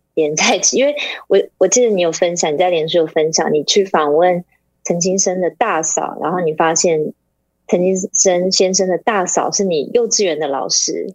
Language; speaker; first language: Chinese; native; Chinese